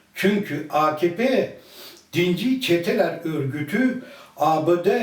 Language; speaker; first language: Turkish; early bilingual, other home language; Azerbaijani